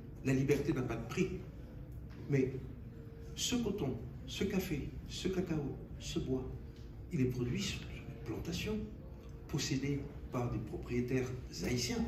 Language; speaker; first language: French; native; French